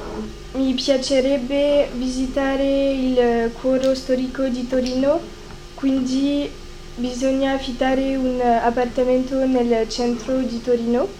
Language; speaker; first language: Italian; non-native, learner; French